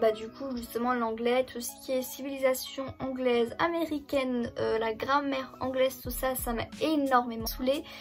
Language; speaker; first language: French; early bilingual, other home language; German